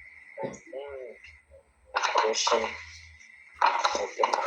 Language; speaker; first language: English; non-native, learner; Khmer